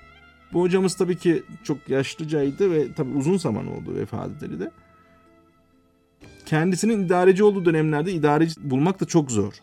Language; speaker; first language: Turkish; native; Turkish